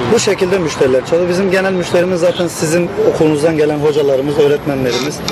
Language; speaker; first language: Turkish; native; Turkish